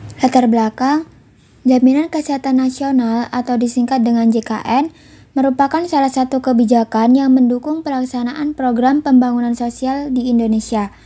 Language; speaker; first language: Indonesian; native; Indonesian